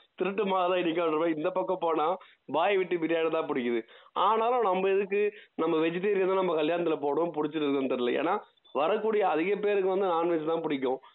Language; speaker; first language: Tamil; native; Tamil